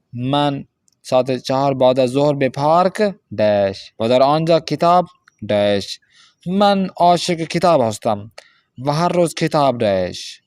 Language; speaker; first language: Persian; non-native, fluent; Urdu